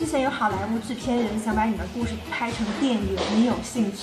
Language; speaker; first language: Chinese; native; Chinese